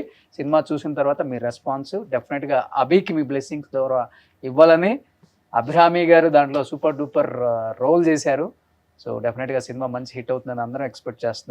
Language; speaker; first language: Telugu; native; Telugu